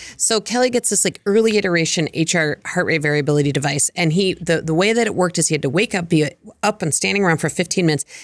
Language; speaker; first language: English; native; English